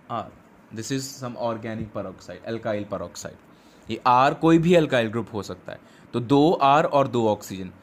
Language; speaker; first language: Hindi; non-native, local second language; Punjabi